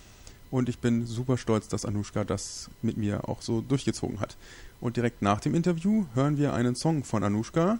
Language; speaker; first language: German; native; German